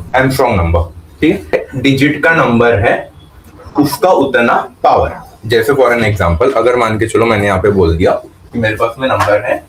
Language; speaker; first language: Hindi; non-native, local second language; Marathi